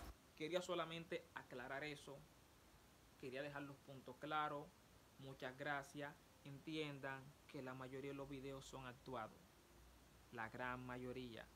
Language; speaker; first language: Spanish; native; Spanish